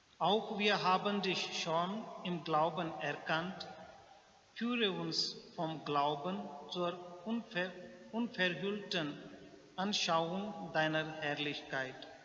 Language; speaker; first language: German; non-native, learner; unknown